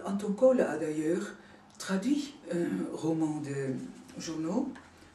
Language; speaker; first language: French; non-native, fluent; Dutch